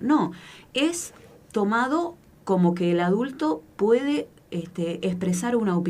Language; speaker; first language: Spanish; native; Spanish